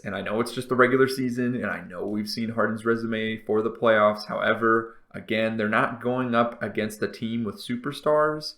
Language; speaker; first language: English; native; English